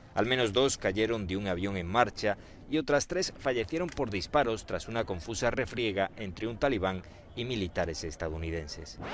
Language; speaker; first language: Spanish; native; Spanish